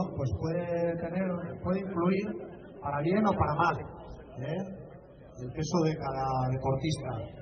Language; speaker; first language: Spanish; native; Spanish